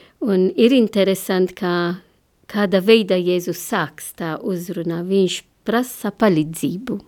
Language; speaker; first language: Latvian; non-native, learner; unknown